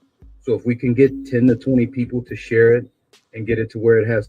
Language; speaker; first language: English; native; English